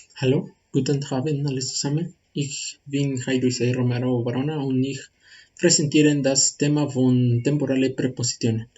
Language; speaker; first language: German; non-native, learner; Spanish